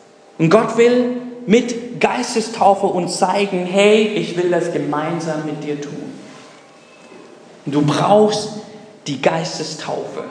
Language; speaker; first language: German; non-native, fluent; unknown